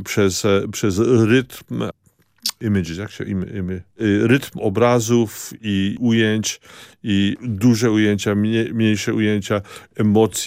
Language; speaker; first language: Polish; early bilingual, heritage; Polish